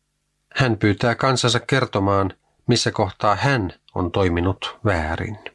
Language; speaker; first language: Finnish; native; Finnish